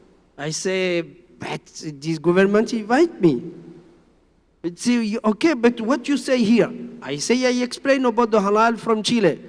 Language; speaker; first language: English; non-native, learner; Spanish